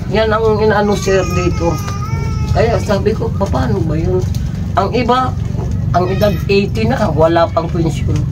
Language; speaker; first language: Filipino; non-native, local second language; Waray